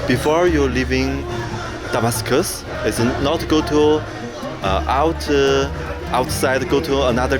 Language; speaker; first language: English; non-native, learner; Chinese